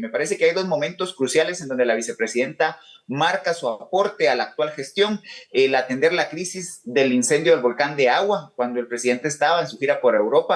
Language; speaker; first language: Spanish; native; Spanish